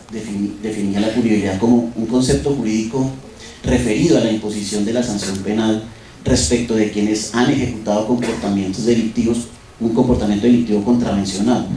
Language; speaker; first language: Spanish; native; Spanish